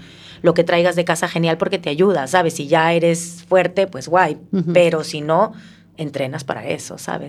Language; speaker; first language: Spanish; native; Spanish